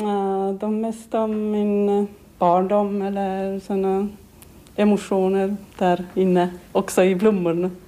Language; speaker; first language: Swedish; non-native, learner; Finnish